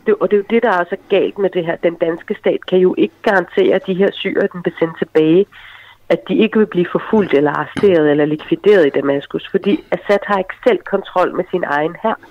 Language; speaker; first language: Danish; early bilingual, other home language; Arabic